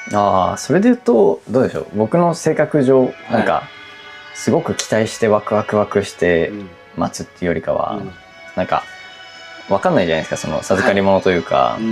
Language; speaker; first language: Japanese; native; Japanese